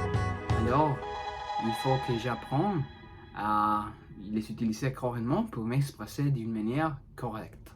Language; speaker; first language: French; non-native, learner; Spanish